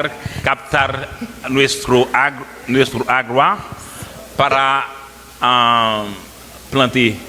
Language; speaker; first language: Spanish; non-native, learner; Haitian Creole